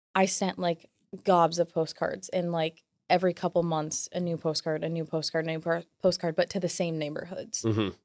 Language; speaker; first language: English; native; English